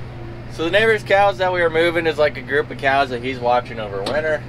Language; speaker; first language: English; native; English